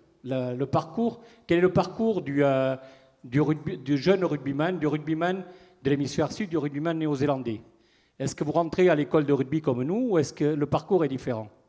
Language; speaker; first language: French; native; French